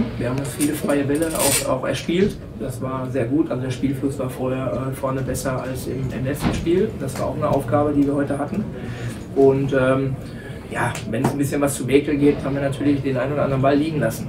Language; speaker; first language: German; native; German